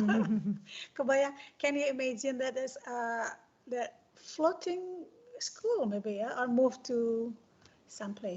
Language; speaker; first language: English; non-native, fluent; Indonesian